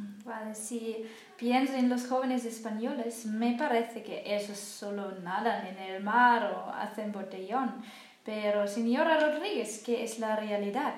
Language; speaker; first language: Spanish; non-native, learner; German